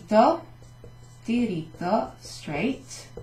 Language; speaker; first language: Italian; non-native, fluent; English